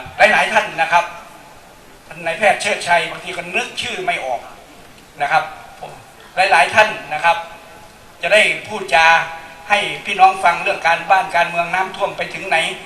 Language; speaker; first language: Thai; native; Thai